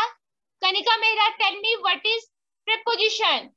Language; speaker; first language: English; non-native, local second language; Hindi